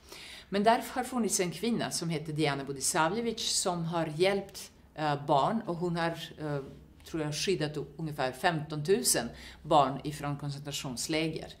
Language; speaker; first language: Swedish; non-native, fluent; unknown